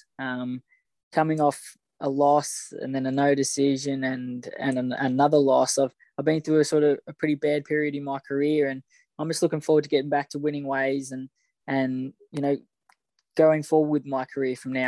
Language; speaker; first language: English; native; English